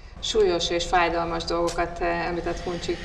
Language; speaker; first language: Hungarian; native; Hungarian